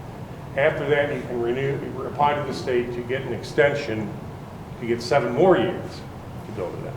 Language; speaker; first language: English; native; English